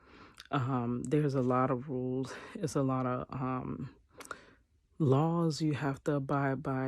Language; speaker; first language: English; native; English